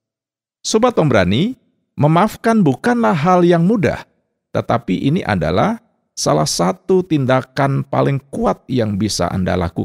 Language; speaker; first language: Indonesian; native; Indonesian